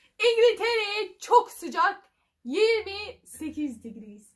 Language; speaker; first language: Turkish; non-native, learner; English